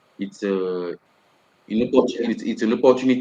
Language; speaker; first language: English; non-native, learner; French